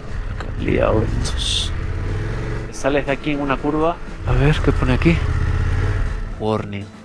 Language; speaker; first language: Spanish; native; Spanish